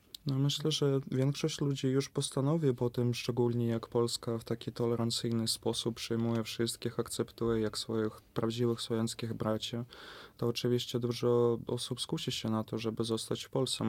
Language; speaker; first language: Polish; non-native, fluent; Russian